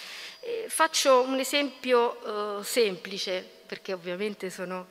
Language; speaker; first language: Italian; native; Italian